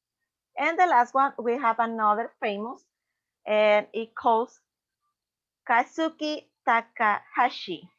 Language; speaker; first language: English; non-native, learner; Spanish